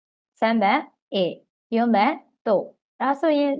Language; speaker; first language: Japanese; non-native, fluent; Burmese